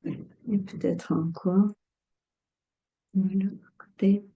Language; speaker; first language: French; non-native, fluent; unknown